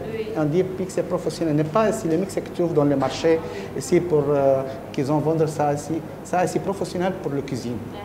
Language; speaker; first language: French; non-native, learner; Arabic